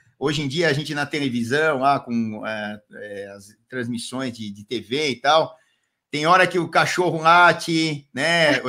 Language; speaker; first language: Portuguese; native; Portuguese